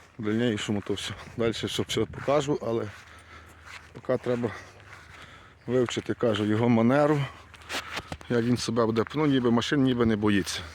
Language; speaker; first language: Ukrainian; native; Ukrainian